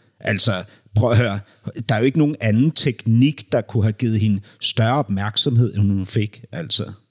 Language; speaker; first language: Danish; native; Danish